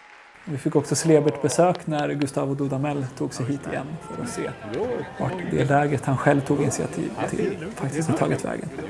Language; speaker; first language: Swedish; native; Swedish